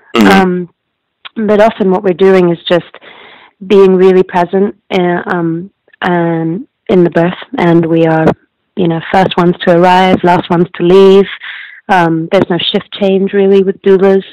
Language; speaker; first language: English; native; English